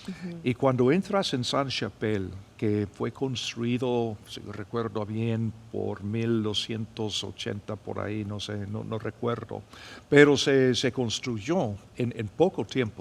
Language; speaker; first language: Spanish; non-native, fluent; English